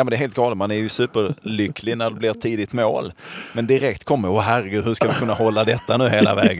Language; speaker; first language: Swedish; native; Swedish